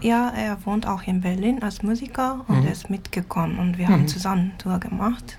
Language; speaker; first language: German; non-native, fluent; Japanese